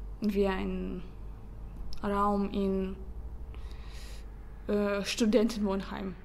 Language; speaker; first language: German; non-native, learner; Russian